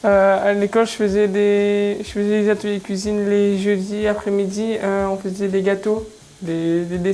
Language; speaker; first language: French; native; French